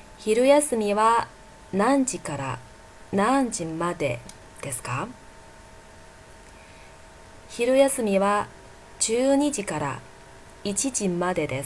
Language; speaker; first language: Japanese; non-native, fluent; Chinese